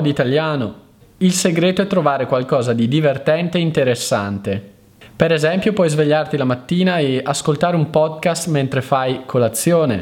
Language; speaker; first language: Italian; native; Italian